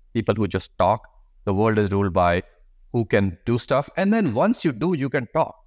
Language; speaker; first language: English; non-native, local second language; Hindi